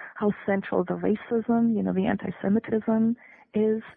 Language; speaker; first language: English; non-native, fluent; German